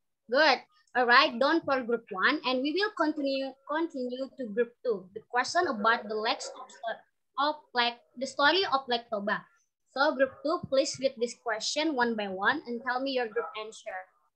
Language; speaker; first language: English; non-native, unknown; Indonesian